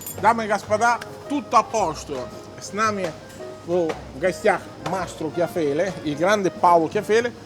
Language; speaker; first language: Russian; non-native, fluent; Italian